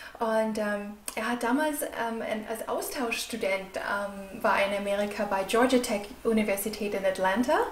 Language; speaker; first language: German; non-native, fluent; English